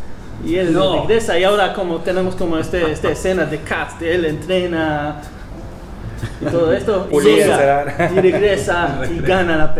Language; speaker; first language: Spanish; non-native, fluent; Hebrew